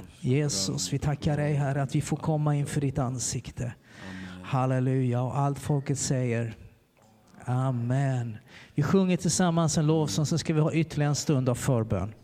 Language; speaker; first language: Swedish; native; Swedish